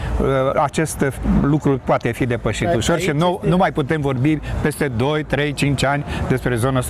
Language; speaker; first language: Romanian; native; Romanian